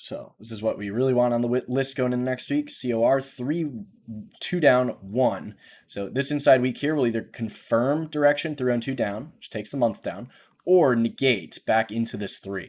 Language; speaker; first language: English; native; English